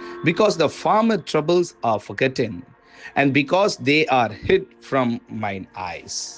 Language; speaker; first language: English; non-native, local second language; Tamil